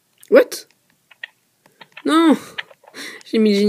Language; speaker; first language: French; native; French